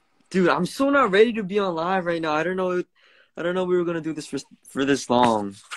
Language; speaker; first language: English; early bilingual, other home language; Korean